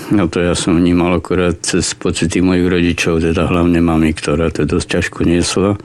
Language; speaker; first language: Slovak; native; Slovak